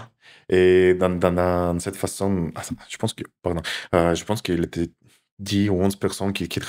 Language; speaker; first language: French; non-native, fluent; Russian